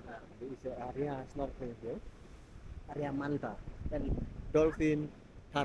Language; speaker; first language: English; non-native, learner; Indonesian